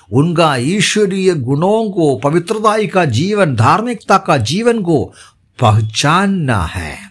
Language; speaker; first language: Hindi; non-native, local second language; Malayalam